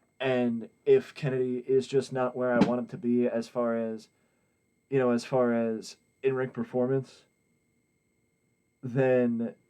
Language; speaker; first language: English; native; English